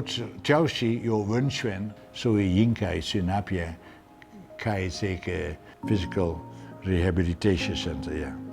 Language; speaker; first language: Chinese; non-native, fluent; Dutch